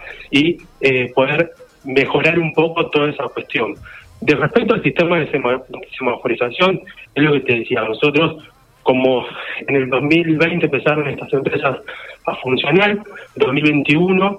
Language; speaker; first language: Spanish; native; Spanish